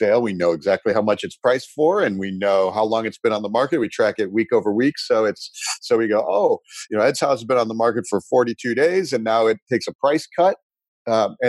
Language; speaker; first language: English; native; English